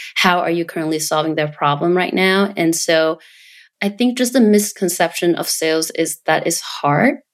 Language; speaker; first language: English; non-native, fluent; Vietnamese